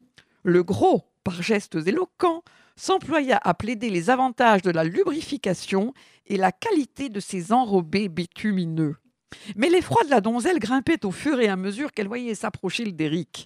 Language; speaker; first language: French; native; French